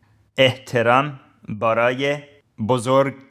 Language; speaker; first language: Persian; non-native, learner; English